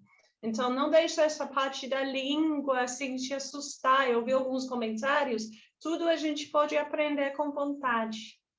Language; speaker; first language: Portuguese; non-native, fluent; English